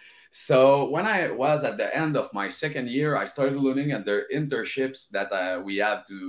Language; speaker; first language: English; non-native, fluent; French